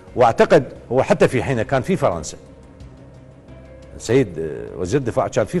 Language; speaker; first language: Arabic; native; Arabic